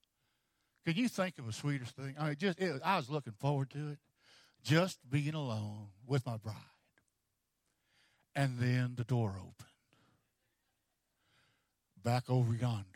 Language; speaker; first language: English; native; English